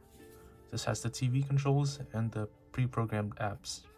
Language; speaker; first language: English; native; English